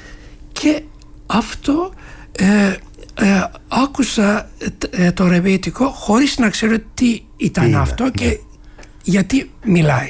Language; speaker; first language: Greek; non-native, fluent; Turkish